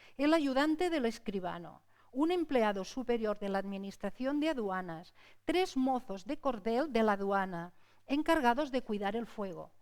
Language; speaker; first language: Spanish; non-native, local second language; Catalan